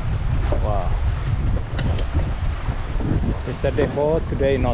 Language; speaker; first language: English; non-native, learner; Amharic